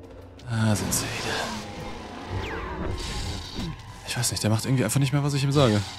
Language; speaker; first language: German; native; German